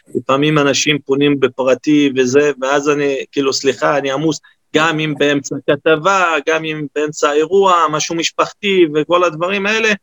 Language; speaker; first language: Hebrew; non-native, local second language; Arabic